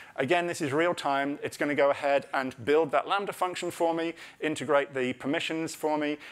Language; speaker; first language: English; native; English